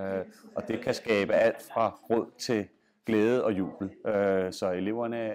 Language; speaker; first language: Danish; native; Danish